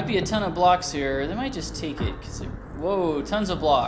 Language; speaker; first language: English; native; English